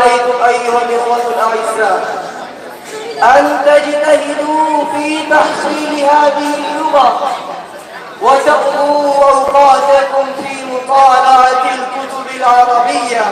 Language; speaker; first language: Arabic; non-native, learner; Urdu